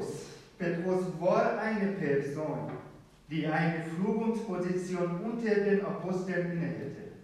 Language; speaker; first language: German; non-native, fluent; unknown